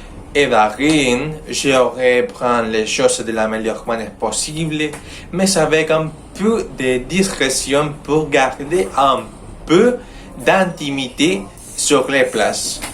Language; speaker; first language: French; non-native, learner; Spanish